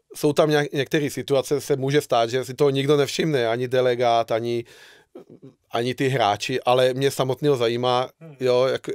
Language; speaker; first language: Czech; non-native, fluent; Hungarian